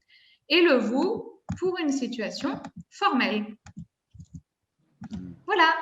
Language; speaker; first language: French; non-native, fluent; Spanish